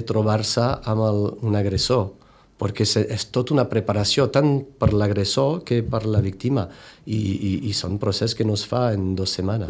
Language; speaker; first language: Catalan; non-native, fluent; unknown